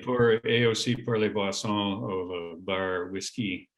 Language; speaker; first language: French; non-native, learner; English